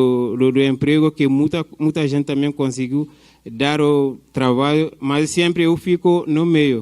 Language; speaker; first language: Portuguese; non-native, fluent; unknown